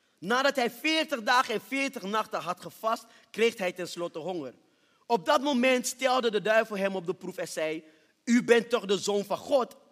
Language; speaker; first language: Dutch; early bilingual, other home language; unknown